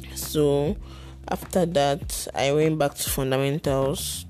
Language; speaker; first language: English; non-native, local second language; Yoruba